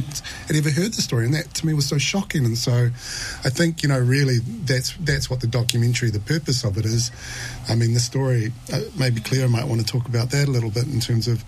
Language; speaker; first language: English; native; English